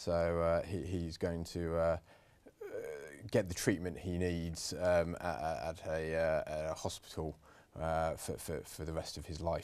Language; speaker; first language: English; native; English